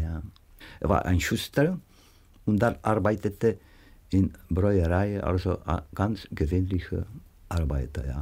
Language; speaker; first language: German; non-native, fluent; Czech